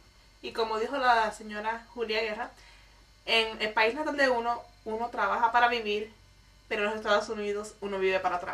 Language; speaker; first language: Spanish; early bilingual, heritage; Spanish